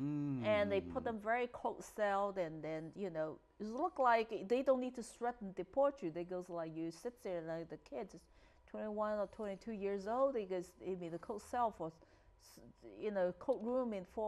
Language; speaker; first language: English; non-native, fluent; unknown